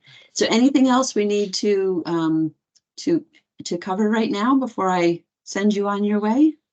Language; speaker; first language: English; native; English